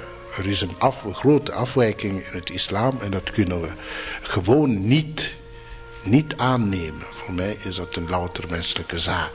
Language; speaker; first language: Dutch; non-native, fluent; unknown